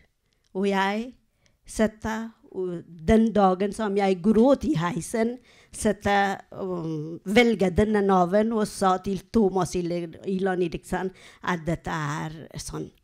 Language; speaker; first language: Norwegian; non-native, learner; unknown